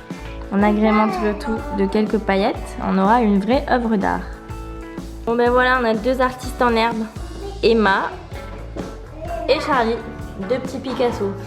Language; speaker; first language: French; native; French